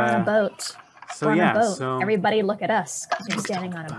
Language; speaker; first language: English; native; English